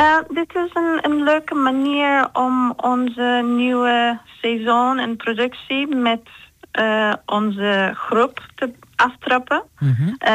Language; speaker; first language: Dutch; non-native, fluent; Turkish